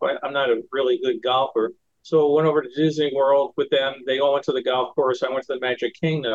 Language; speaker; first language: English; native; English